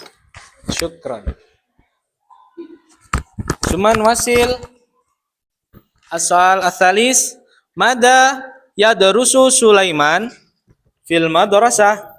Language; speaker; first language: Arabic; non-native, learner; Indonesian